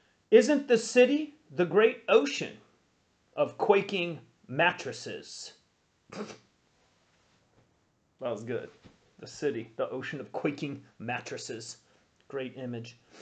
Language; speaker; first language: English; native; English